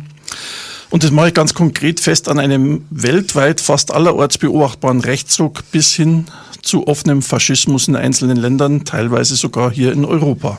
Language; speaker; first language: German; native; German